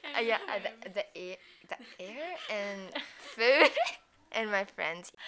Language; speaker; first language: English; non-native, fluent; Japanese